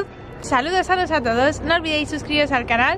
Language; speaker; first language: Spanish; native; Spanish